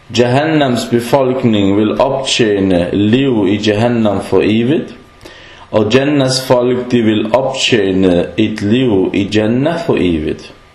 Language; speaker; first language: Danish; non-native, fluent; Arabic